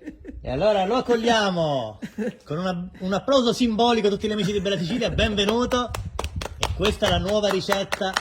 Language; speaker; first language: Italian; native; Italian